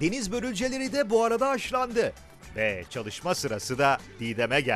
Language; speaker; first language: Turkish; native; Turkish